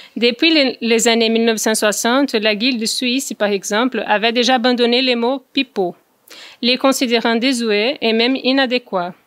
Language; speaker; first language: French; non-native, fluent; Portuguese